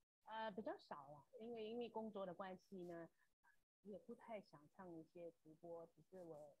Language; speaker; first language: Chinese; native; Chinese